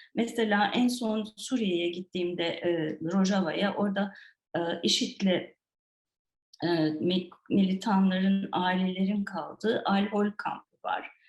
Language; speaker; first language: Turkish; non-native, fluent; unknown